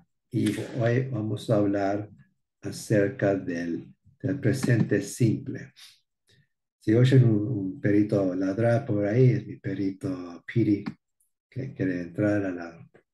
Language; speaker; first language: Spanish; early bilingual, heritage; Spanish